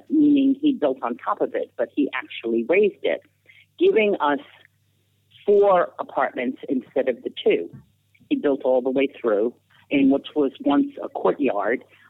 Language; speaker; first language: English; native; English